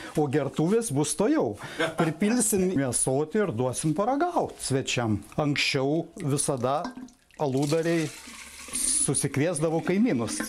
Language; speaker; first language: Lithuanian; native; Lithuanian